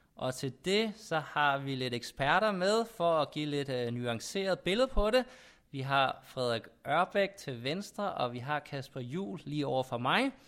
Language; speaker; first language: Danish; native; Danish